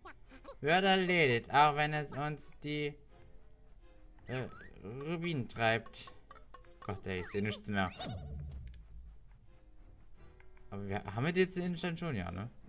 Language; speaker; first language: German; native; German